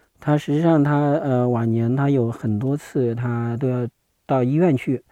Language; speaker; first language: Chinese; native; Chinese